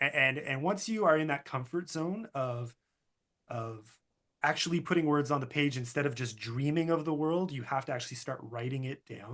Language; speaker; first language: English; native; English